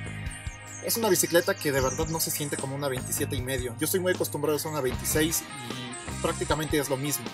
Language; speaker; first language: Spanish; native; Spanish